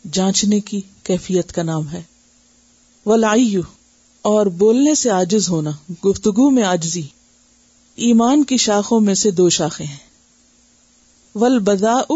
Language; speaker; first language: Urdu; native; Urdu